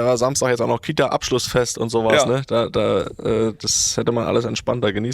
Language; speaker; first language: German; native; German